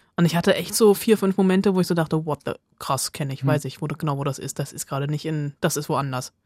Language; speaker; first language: German; native; German